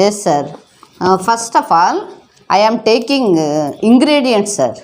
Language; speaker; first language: English; non-native, learner; Telugu